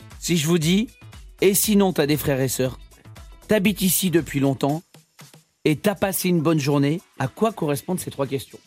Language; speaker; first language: French; native; French